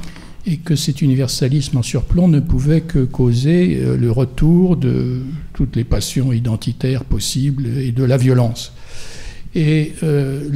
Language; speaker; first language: French; native; French